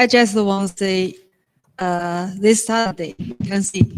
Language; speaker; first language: English; non-native, learner; Chinese